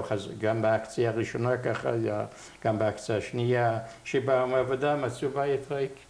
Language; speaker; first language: Hebrew; non-native, fluent; Yiddish